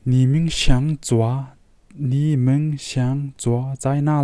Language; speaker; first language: Chinese; non-native, learner; Mongolian